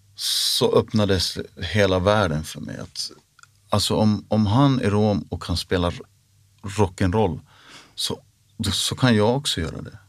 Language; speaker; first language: Swedish; non-native, local second language; Finnish